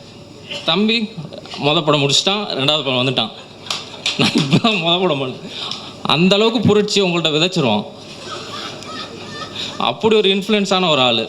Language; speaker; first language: Tamil; native; Tamil